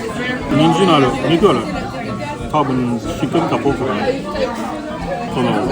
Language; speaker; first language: Japanese; non-native, fluent; French